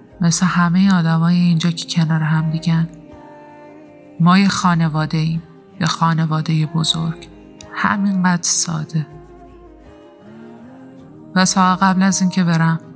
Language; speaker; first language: Persian; native; Persian